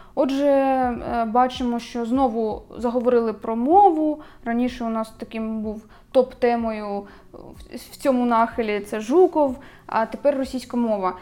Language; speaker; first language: Ukrainian; native; Ukrainian